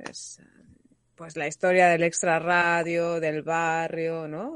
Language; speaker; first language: Spanish; native; Spanish